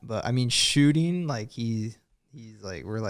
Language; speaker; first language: English; native; English